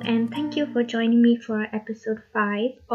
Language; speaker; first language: English; non-native, local second language; Urdu